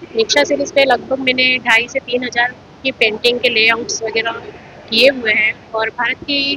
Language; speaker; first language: Hindi; native; Hindi